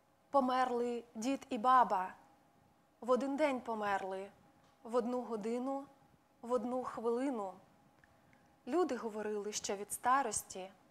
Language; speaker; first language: Ukrainian; non-native, local second language; Russian